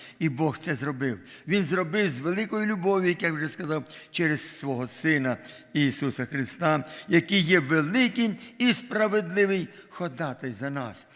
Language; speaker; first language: Ukrainian; non-native, local second language; Russian